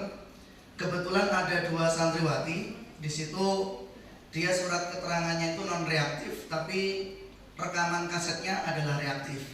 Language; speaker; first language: Indonesian; native; Indonesian